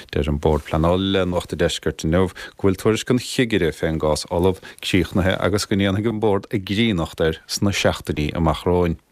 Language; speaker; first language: Irish; native; Irish